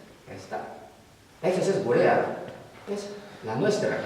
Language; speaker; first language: Basque; non-native, learner; Spanish